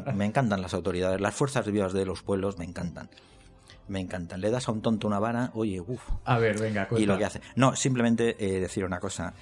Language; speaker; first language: Spanish; native; Spanish